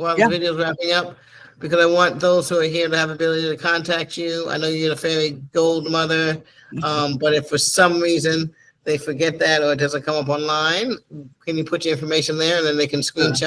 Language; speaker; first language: English; native; English